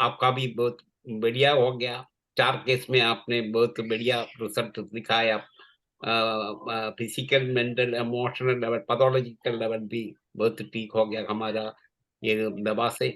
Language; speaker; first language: Hindi; non-native, local second language; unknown